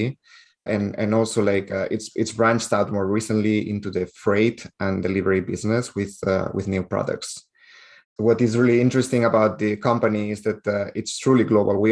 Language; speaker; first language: English; non-native, fluent; Spanish